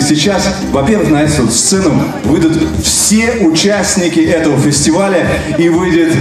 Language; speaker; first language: Russian; native; Russian